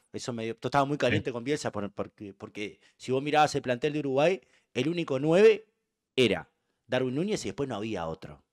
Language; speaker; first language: Spanish; native; Spanish